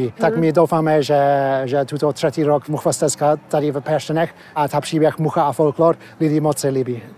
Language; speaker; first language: Czech; early bilingual, heritage; Czech